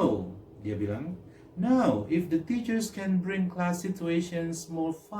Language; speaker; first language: English; non-native, fluent; Indonesian